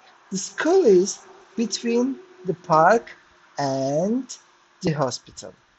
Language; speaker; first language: English; non-native, fluent; Turkish